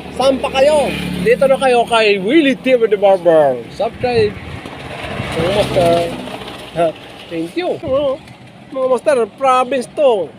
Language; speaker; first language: Filipino; non-native, local second language; Bikol